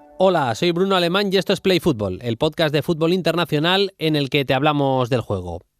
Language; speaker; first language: Spanish; native; Spanish